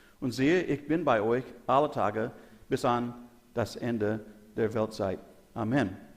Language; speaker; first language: German; non-native, learner; English